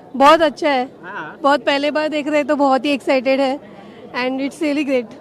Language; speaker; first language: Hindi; non-native, learner; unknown